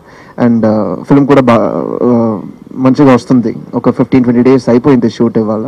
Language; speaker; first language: Telugu; non-native, learner; Tamil